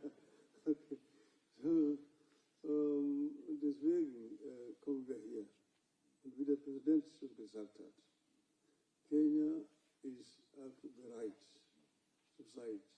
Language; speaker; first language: German; non-native, fluent; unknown